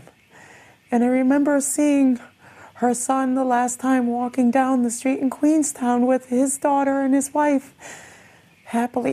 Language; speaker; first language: English; native; English